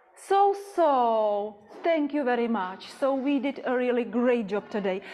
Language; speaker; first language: English; non-native, fluent; Czech